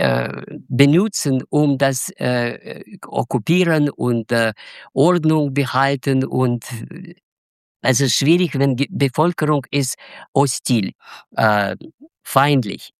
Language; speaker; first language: German; non-native, learner; Russian